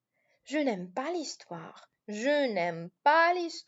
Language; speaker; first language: French; non-native, fluent; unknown